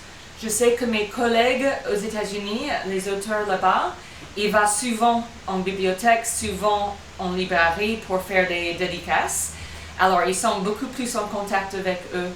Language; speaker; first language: French; non-native, fluent; English